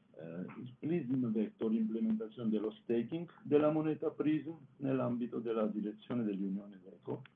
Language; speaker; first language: Italian; non-native, fluent; Armenian